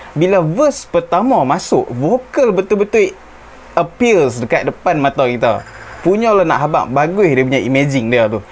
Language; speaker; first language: Malay; native; Malay